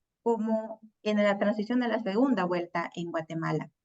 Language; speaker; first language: Spanish; native; Spanish